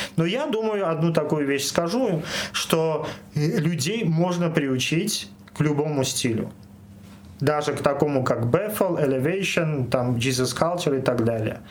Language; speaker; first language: Russian; non-native, local second language; Armenian